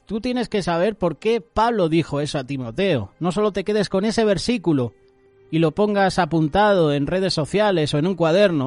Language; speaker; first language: Spanish; native; Spanish